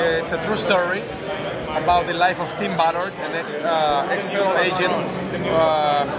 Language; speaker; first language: English; non-native, fluent; Portuguese